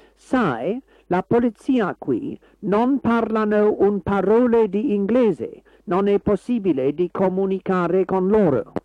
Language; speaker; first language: Italian; non-native, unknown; English